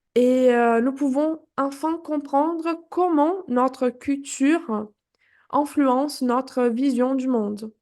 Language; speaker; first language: French; non-native, fluent; Portuguese